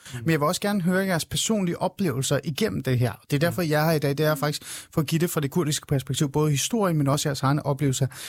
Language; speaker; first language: Danish; early bilingual, other home language; Persian